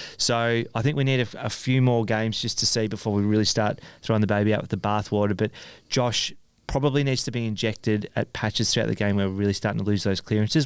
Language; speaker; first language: English; native; English